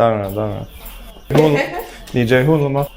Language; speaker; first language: Chinese; non-native, learner; English